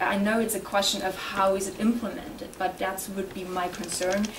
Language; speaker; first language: English; non-native, fluent; German